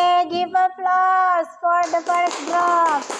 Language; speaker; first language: English; non-native, learner; Indonesian